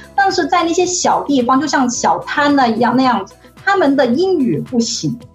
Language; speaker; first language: Chinese; native; Chinese